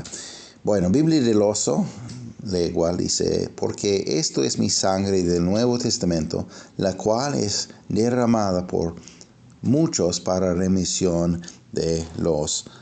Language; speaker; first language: Spanish; non-native, fluent; English